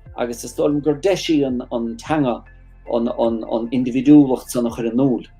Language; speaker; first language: Irish; native; Irish